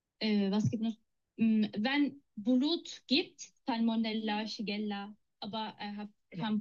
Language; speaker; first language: German; non-native, learner; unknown